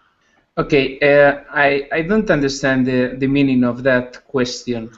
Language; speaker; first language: English; non-native, learner; Spanish